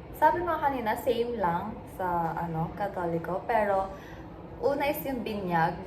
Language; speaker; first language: Filipino; native; Filipino